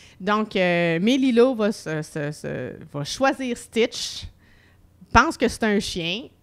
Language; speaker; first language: French; native; French